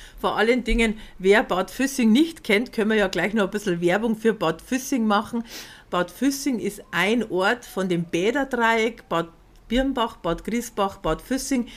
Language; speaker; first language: German; native; German